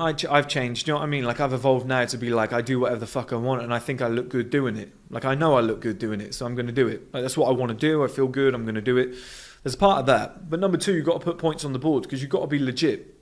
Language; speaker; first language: English; native; English